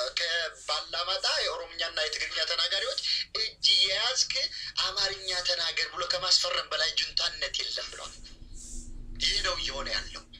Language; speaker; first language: Amharic; non-native, local second language; Tigrinya